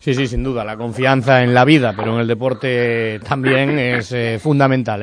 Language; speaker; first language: Spanish; native; Spanish